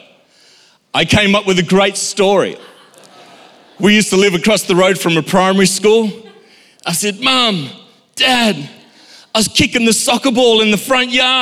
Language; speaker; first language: English; native; English